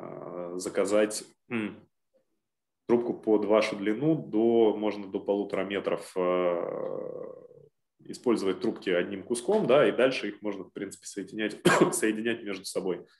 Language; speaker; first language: Russian; native; Russian